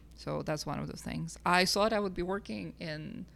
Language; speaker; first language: English; non-native, fluent; Russian